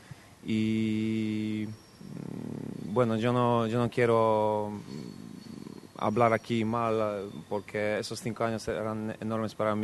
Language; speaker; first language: Spanish; non-native, fluent; Polish